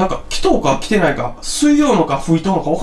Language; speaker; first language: Japanese; native; Japanese